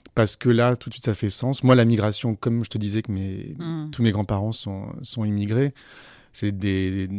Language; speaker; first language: French; native; French